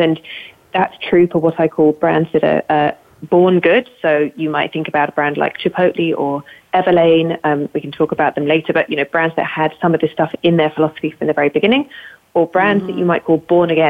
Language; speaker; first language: English; native; English